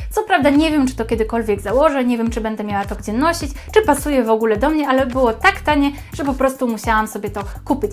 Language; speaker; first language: Polish; native; Polish